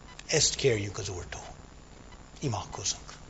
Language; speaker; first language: Hungarian; non-native, fluent; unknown